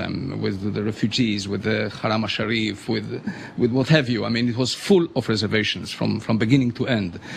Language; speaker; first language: English; non-native, fluent; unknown